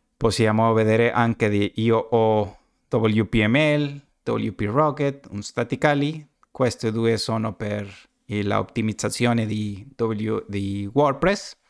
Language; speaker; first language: Italian; non-native, learner; Spanish